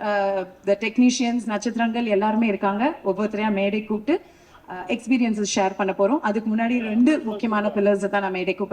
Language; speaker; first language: Tamil; native; Tamil